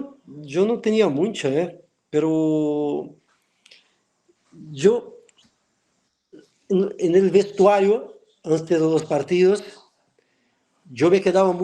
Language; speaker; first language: Spanish; non-native, fluent; Portuguese